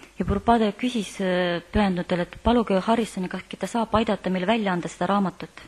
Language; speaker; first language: Estonian; non-native, local second language; Russian